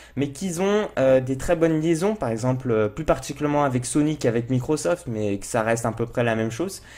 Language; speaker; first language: French; native; French